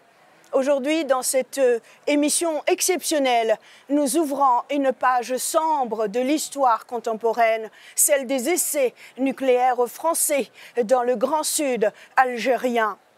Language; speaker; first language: French; native; French